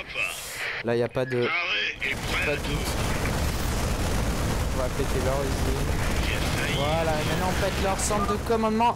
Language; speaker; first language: French; native; French